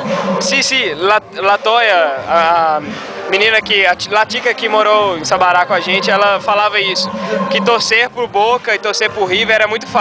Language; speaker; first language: Portuguese; native; Portuguese